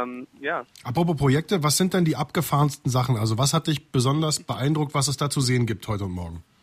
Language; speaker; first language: German; native; German